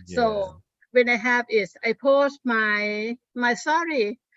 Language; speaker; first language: English; non-native, learner; Thai